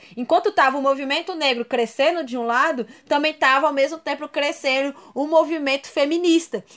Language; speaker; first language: Portuguese; native; Portuguese